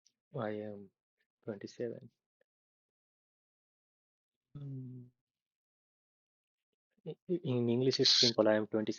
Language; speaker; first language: English; non-native, fluent; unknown